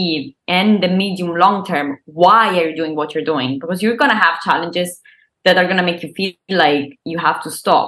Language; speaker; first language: English; non-native, fluent; Italian